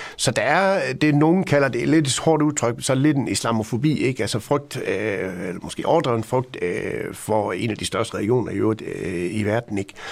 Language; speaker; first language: Danish; native; Danish